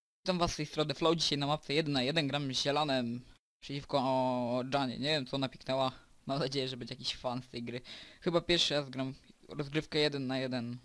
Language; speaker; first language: Polish; native; Polish